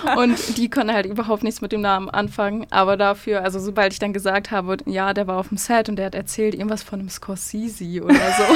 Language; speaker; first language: German; early bilingual, other home language; Uzbek